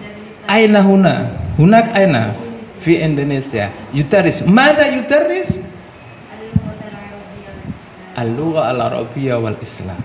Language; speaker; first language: Arabic; non-native, fluent; Indonesian